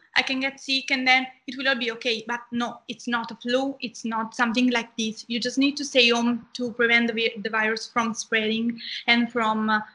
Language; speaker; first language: English; non-native, fluent; Italian